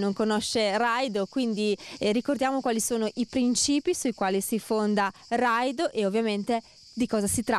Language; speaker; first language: Italian; native; Italian